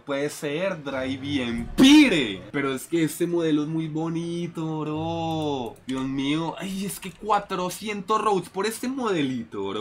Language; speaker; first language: Spanish; native; Spanish